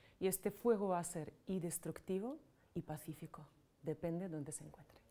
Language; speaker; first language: Spanish; non-native, fluent; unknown